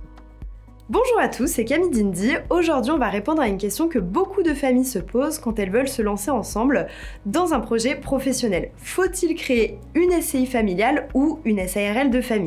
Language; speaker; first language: French; native; French